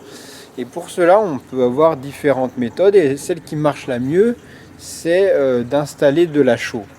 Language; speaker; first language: French; native; French